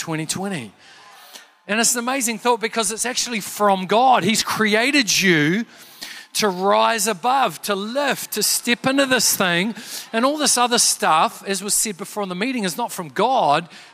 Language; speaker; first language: English; native; English